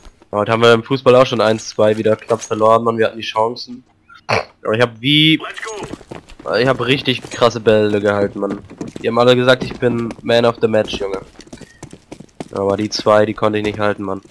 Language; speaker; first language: German; native; German